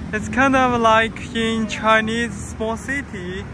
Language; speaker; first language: English; non-native, learner; Chinese